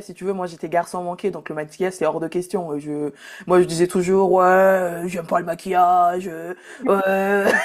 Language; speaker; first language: French; native; French